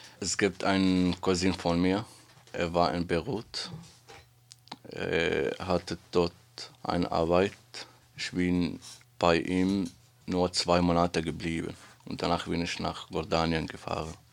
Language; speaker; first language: German; non-native, learner; Arabic